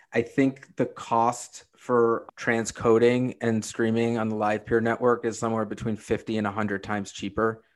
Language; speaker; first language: English; native; English